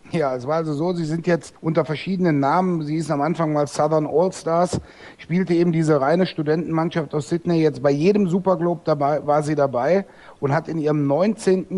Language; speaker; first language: German; native; German